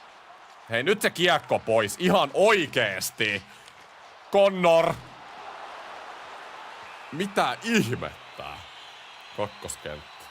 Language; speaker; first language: Finnish; native; Finnish